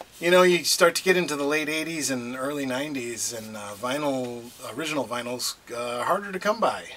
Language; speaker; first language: English; native; English